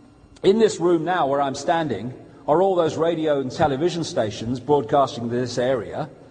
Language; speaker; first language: English; native; English